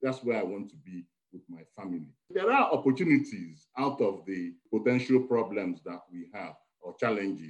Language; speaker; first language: English; non-native, local second language; Igbo